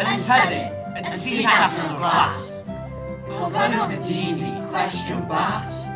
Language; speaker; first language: Welsh; non-native, local second language; English